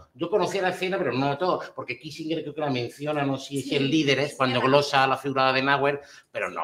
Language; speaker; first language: Spanish; native; Spanish